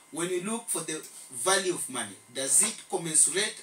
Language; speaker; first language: English; non-native, local second language; Swahili